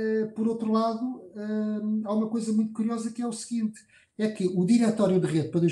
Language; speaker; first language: Portuguese; native; Portuguese